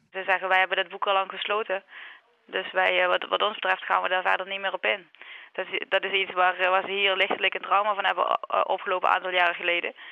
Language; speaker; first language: Dutch; native; Dutch